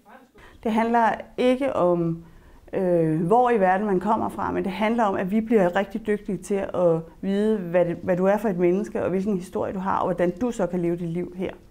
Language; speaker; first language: Danish; native; Danish